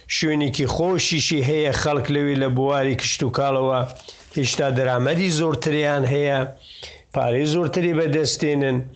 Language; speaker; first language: Central Kurdish; non-native, local second language; Southern Kurdish